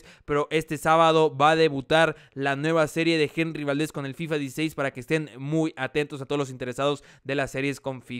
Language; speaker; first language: Spanish; native; Spanish